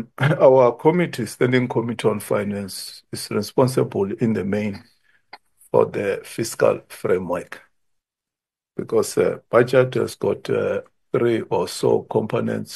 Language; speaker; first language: English; non-native, local second language; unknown